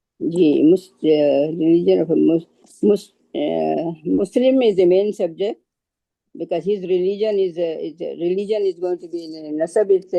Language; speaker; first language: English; non-native, local second language; Urdu